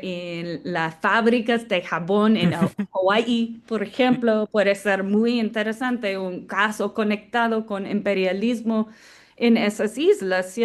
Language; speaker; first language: Spanish; non-native, fluent; English